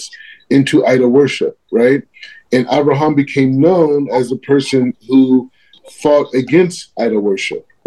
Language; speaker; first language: English; native; English